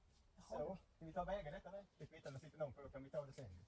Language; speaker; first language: Swedish; native; Swedish